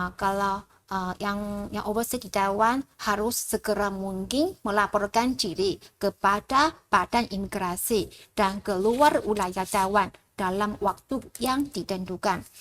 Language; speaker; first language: Indonesian; non-native, fluent; Chinese